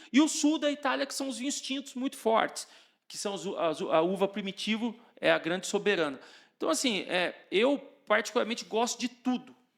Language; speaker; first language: Portuguese; native; Portuguese